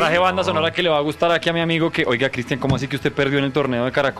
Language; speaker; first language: Spanish; native; Spanish